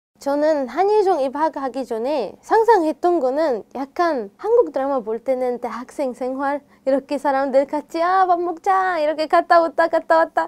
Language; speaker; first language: Korean; non-native, fluent; Arabic